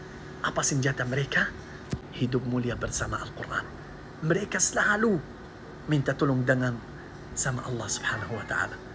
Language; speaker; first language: Indonesian; non-native, learner; Arabic